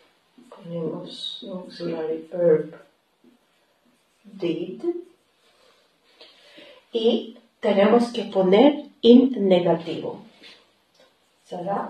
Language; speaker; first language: Spanish; non-native, fluent; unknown